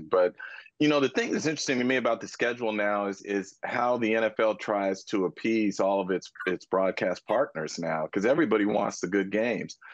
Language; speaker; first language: English; native; English